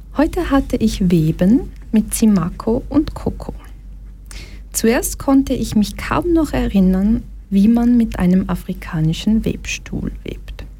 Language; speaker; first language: German; early bilingual, other home language; Portuguese